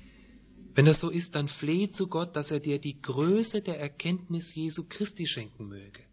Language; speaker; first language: German; native; German